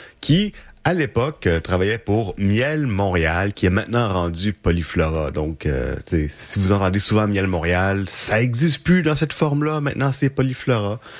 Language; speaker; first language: French; native; French